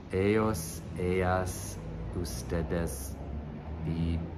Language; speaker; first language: Spanish; non-native, learner; English